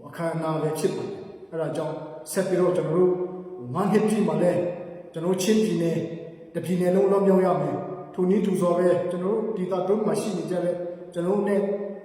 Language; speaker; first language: Burmese; non-native, local second language; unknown